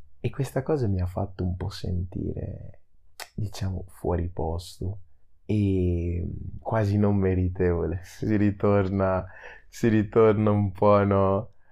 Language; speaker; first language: Italian; early bilingual, other home language; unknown